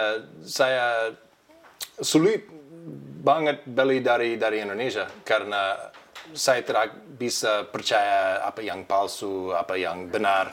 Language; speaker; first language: Indonesian; non-native, fluent; English